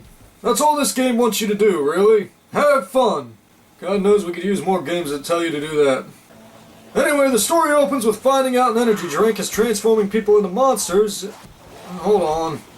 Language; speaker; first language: English; native; English